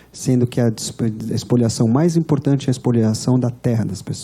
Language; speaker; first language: Portuguese; native; Portuguese